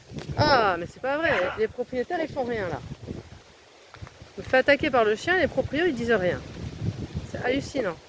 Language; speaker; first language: French; native; French